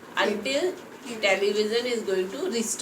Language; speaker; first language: English; non-native, local second language; Hindi